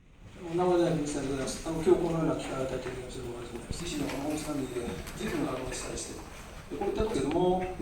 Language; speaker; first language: Japanese; native; Japanese